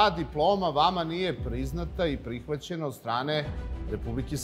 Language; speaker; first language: Serbian; native; Serbian